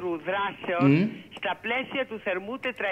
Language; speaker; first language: Greek; native; Greek